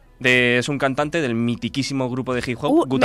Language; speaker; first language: Spanish; native; Spanish